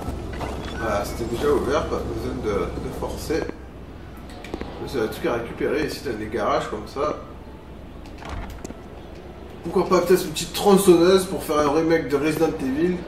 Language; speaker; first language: French; native; French